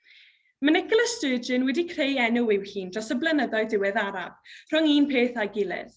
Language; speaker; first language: Welsh; native; Welsh